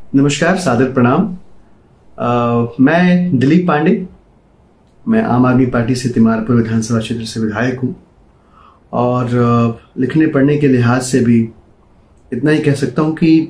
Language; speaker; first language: Hindi; native; Hindi